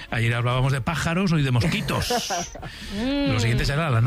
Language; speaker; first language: Spanish; native; Spanish